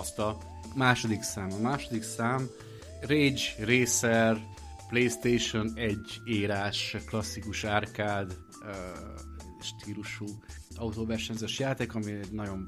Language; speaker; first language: Hungarian; native; Hungarian